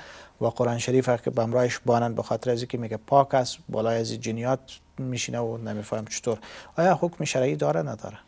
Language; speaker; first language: Persian; native; Persian